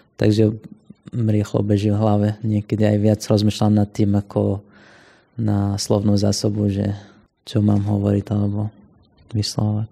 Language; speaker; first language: Slovak; non-native, fluent; Assyrian Neo-Aramaic